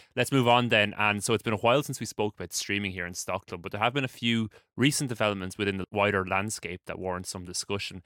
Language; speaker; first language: English; native; English